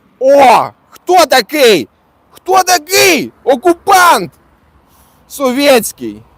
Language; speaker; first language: Ukrainian; non-native, local second language; Russian